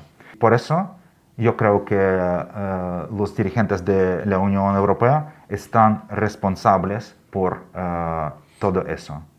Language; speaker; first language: Spanish; non-native, fluent; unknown